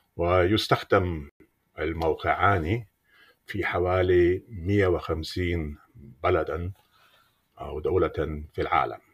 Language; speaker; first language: Arabic; non-native, fluent; German